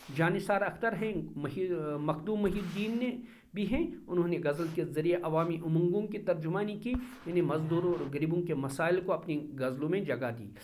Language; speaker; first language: Urdu; non-native, local second language; Kashmiri